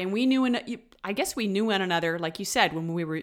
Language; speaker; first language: English; native; English